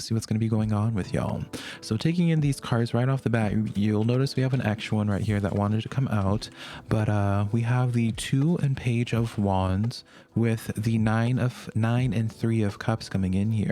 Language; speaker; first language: English; native; English